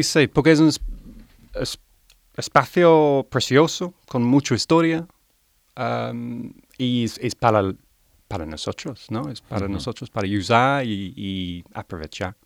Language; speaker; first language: Spanish; non-native, learner; English